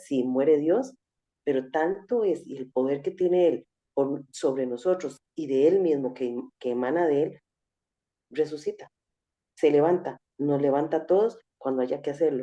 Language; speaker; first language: Spanish; native; Spanish